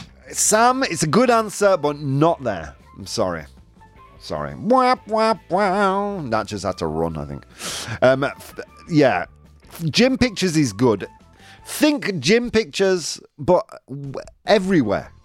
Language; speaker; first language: English; native; English